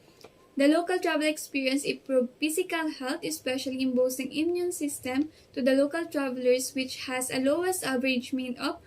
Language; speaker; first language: English; non-native, local second language; Filipino